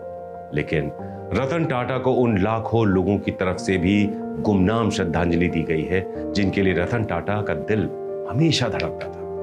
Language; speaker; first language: Hindi; native; Hindi